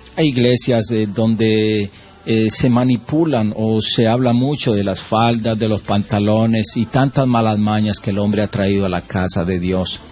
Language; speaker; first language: Spanish; native; Spanish